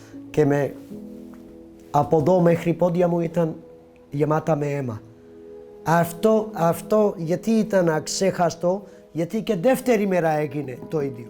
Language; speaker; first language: Greek; non-native, learner; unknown